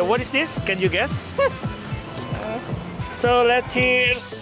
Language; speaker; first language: English; non-native, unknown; Indonesian